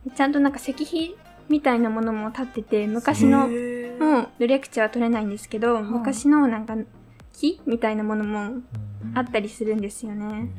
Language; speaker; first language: Japanese; native; Japanese